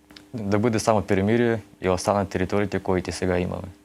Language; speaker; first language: Bulgarian; early bilingual, heritage; Russian